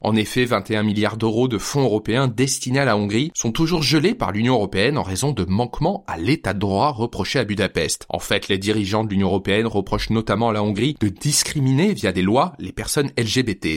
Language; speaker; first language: French; native; French